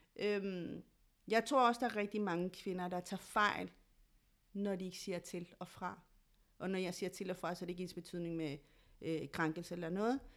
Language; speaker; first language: Danish; early bilingual, other home language; Spanish